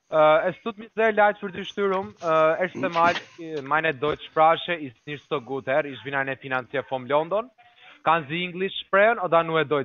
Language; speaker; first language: German; non-native, learner; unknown